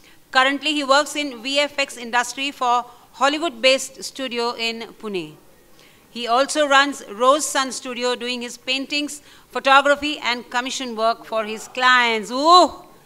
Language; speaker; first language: English; non-native, local second language; Marathi